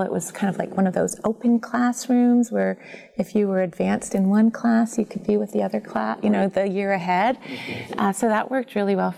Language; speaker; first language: English; native; English